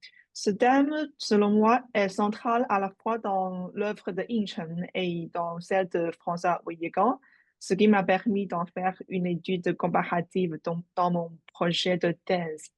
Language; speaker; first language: French; non-native, fluent; Chinese